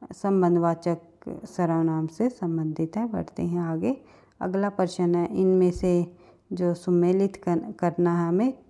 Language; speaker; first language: Hindi; native; Hindi